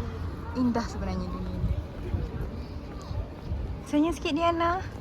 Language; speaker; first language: Malay; native; Malay